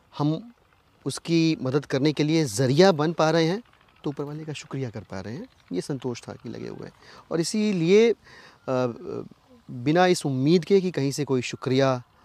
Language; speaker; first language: Hindi; native; Hindi